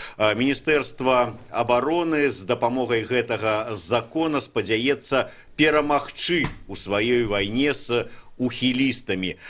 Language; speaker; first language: Belarusian; native; Belarusian